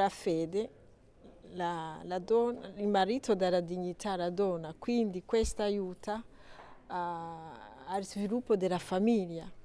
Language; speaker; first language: Italian; non-native, learner; Kinyarwanda